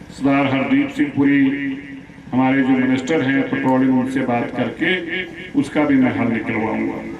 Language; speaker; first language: Hindi; non-native, local second language; Punjabi